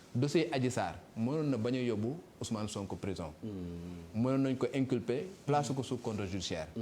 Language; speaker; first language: Wolof; native; Wolof